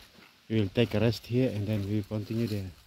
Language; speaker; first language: English; non-native, learner; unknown